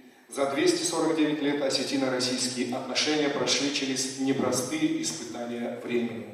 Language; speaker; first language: Russian; native; Russian